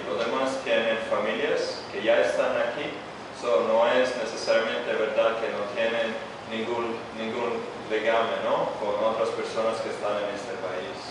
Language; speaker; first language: Spanish; non-native, fluent; Italian